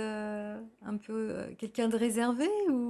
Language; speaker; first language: French; native; French